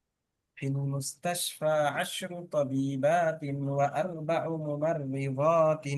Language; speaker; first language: Arabic; non-native, fluent; Bangla